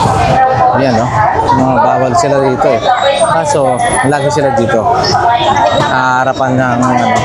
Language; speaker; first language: Filipino; native; Filipino